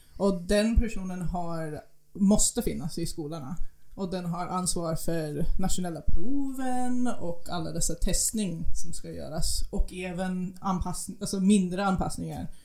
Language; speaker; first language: Swedish; non-native, fluent; English